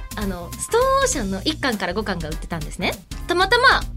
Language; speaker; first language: Japanese; native; Japanese